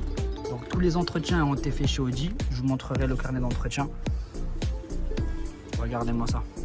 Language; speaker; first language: French; native; French